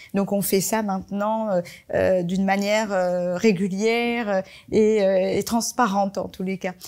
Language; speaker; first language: French; early bilingual, other home language; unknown